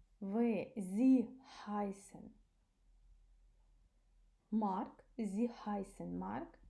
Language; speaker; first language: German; non-native, fluent; Ukrainian